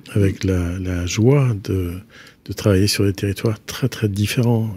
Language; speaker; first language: French; native; French